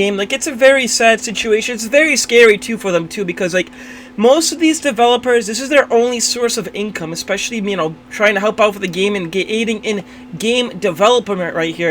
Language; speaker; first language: English; native; English